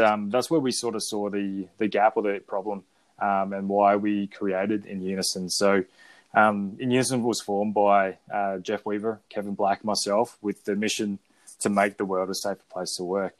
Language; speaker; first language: English; native; English